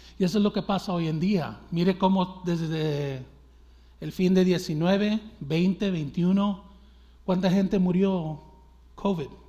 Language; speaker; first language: Spanish; early bilingual, heritage; Spanish